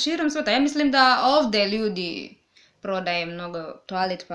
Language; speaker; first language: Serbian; non-native, learner; English